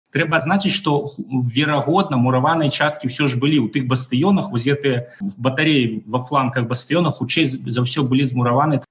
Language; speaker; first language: Belarusian; non-native, local second language; Russian